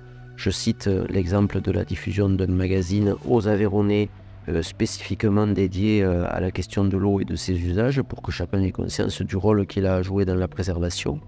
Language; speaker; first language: French; native; French